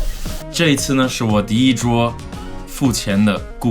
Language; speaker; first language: Chinese; non-native, local second language; English